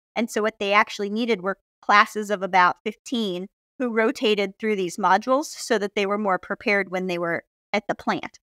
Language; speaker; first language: English; native; English